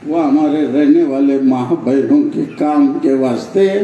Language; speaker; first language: Hindi; non-native, local second language; Marathi